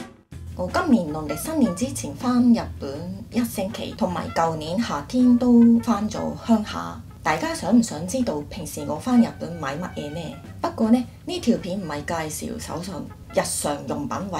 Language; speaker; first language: Cantonese; non-native, fluent; Japanese